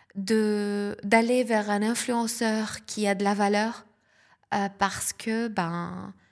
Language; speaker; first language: French; non-native, local second language; Arabic